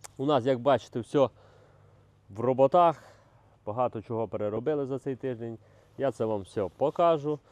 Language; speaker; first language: Ukrainian; native; Ukrainian